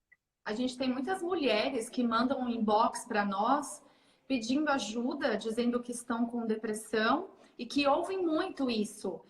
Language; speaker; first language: Portuguese; native; Portuguese